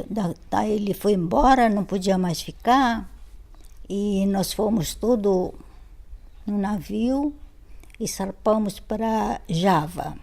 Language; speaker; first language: Portuguese; non-native, fluent; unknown